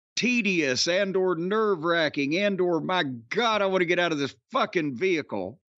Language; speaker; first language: English; native; English